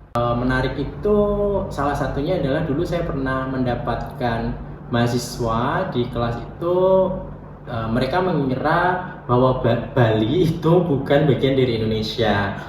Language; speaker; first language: Indonesian; native; Indonesian